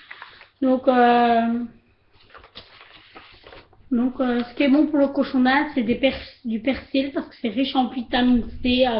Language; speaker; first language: French; native; French